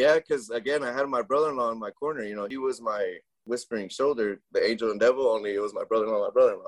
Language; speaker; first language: English; early bilingual, other home language; Spanish